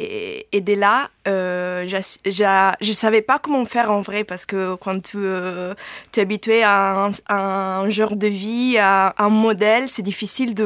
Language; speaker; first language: French; non-native, fluent; Italian